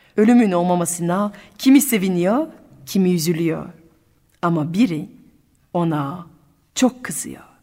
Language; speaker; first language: Turkish; non-native, fluent; French